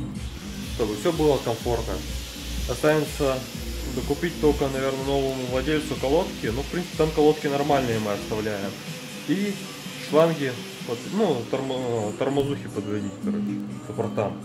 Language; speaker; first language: Russian; native; Russian